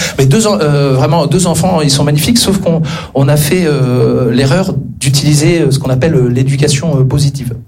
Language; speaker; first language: French; native; French